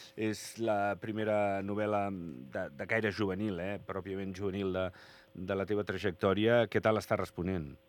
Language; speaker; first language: Catalan; native; Catalan